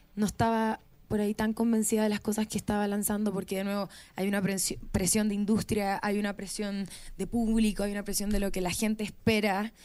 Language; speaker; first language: Spanish; native; Spanish